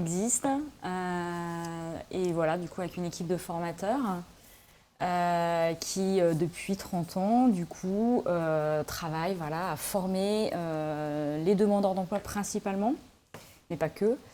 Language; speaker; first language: French; native; French